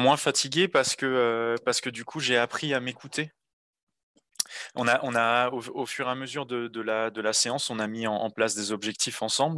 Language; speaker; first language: French; native; French